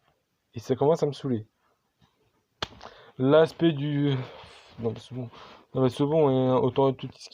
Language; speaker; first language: French; native; French